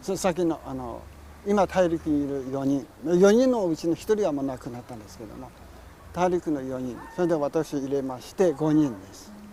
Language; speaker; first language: Japanese; non-native, fluent; Chinese